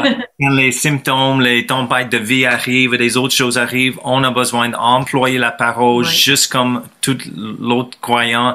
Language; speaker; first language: French; non-native, fluent; English